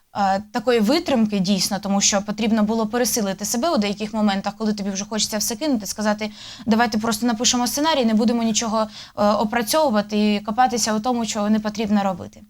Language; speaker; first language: Ukrainian; native; Ukrainian